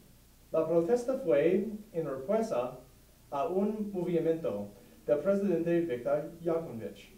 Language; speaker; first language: Spanish; non-native, learner; English